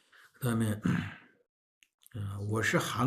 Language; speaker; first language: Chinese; non-native, fluent; Korean